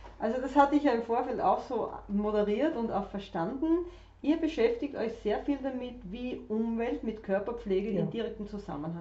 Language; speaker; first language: German; native; German